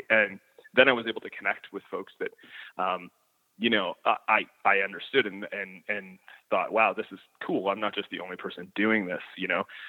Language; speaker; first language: English; native; English